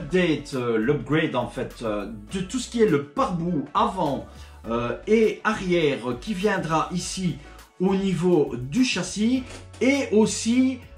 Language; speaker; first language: French; native; French